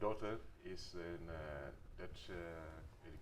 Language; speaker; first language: English; non-native, learner; Wolof